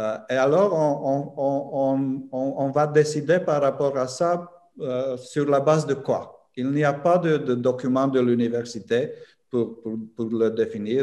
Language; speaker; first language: French; non-native, fluent; Romanian